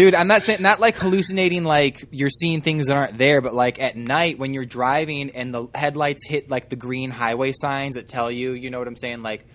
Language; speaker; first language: English; native; English